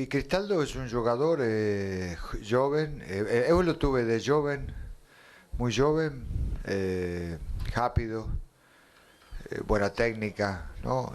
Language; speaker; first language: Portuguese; non-native, learner; Spanish